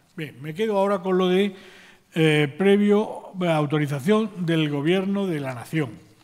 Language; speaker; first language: Spanish; native; Spanish